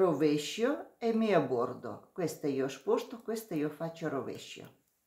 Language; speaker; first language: Italian; non-native, learner; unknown